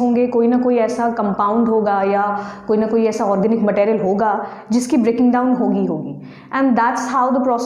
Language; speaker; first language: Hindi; native; Hindi